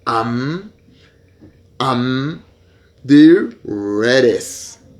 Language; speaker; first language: English; non-native, learner; Haitian Creole